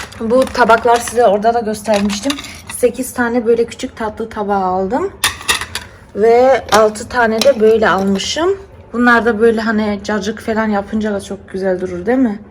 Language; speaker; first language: Turkish; early bilingual, heritage; Turkish